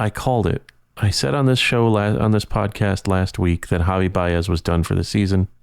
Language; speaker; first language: English; native; English